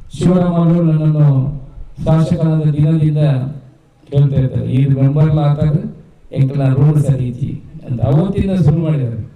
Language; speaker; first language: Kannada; non-native, local second language; Tulu